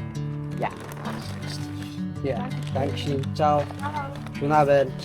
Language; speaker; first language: German; non-native, learner; Amharic